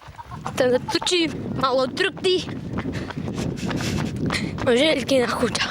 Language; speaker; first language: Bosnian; early bilingual, heritage; English